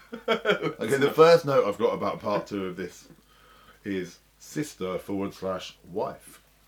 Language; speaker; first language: English; native; English